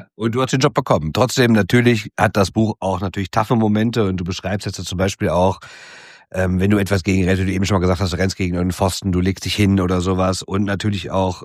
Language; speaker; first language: German; native; German